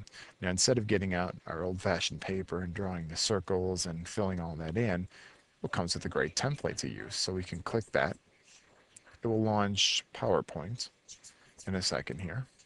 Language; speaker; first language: English; native; English